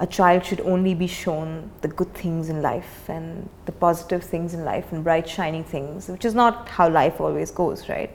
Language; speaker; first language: English; non-native, local second language; Hindi